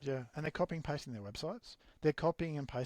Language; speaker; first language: English; native; English